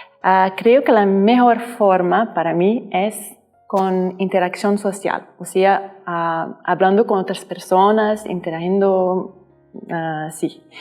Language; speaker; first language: Spanish; non-native, learner; Portuguese